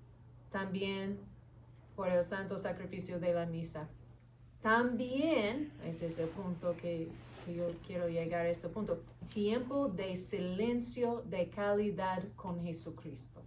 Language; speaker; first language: Spanish; non-native, fluent; English